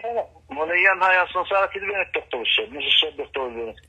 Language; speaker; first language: Arabic; native; Arabic